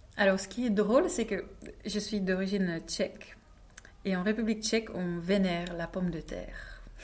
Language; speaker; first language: French; non-native, fluent; Czech